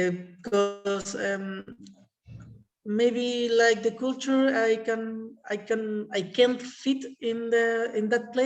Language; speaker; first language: English; non-native, learner; Spanish